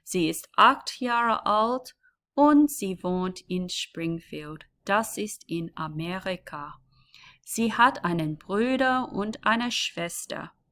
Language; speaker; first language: German; non-native, learner; English